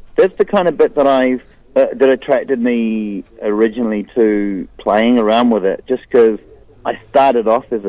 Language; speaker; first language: English; native; English